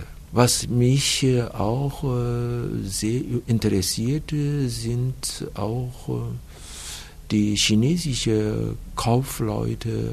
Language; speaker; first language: German; non-native, fluent; Chinese